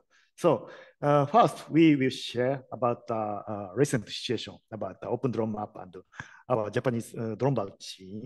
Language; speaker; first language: English; non-native, learner; Japanese